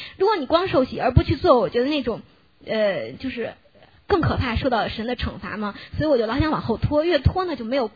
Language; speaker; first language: Chinese; native; Chinese